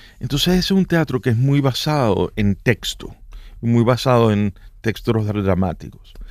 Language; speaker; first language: Spanish; native; Spanish